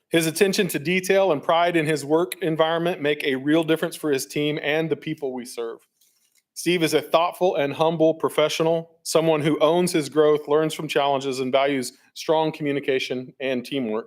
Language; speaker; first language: English; native; English